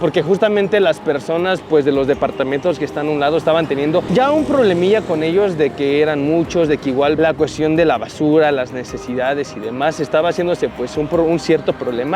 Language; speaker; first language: Spanish; native; Spanish